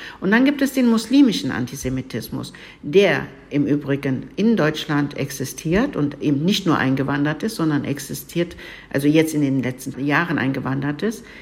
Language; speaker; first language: German; early bilingual, other home language; Turkish